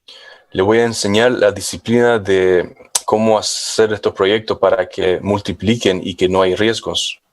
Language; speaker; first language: Spanish; non-native, fluent; English